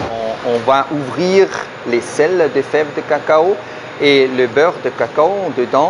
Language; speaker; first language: French; non-native, local second language; German